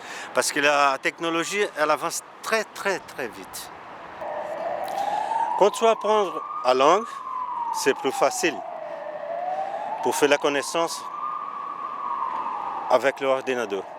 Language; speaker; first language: French; non-native, learner; Portuguese